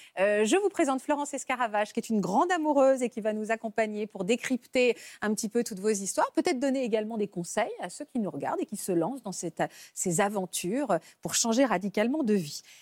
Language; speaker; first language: French; native; French